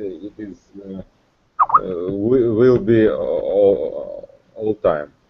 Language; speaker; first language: English; non-native, learner; Russian